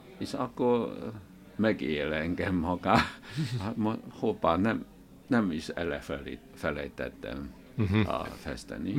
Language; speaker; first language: Hungarian; non-native, learner; Chinese